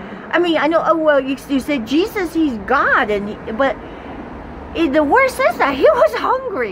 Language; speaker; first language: English; non-native, fluent; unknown